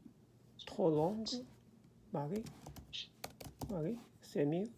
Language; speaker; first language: French; non-native, learner; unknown